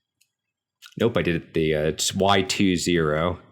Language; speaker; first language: English; native; English